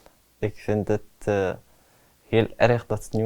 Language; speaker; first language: Dutch; early bilingual, other home language; Arabic